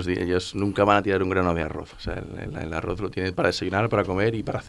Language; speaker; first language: Spanish; native; Spanish